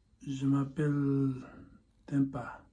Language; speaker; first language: French; non-native, learner; Tibetan